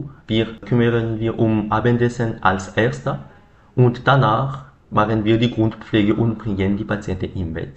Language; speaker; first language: German; non-native, learner; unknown